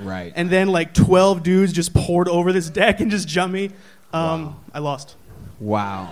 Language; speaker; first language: English; native; English